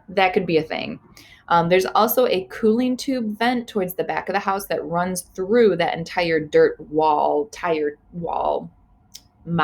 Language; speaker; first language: English; native; English